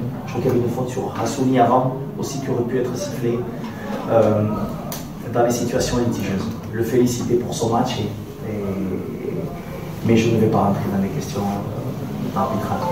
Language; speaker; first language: French; native; French